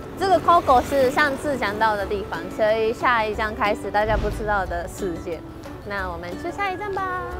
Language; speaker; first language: Chinese; non-native, fluent; Japanese